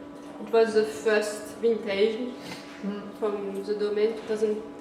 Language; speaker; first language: English; non-native, learner; French